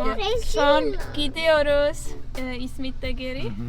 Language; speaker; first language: Turkish; non-native, learner; Estonian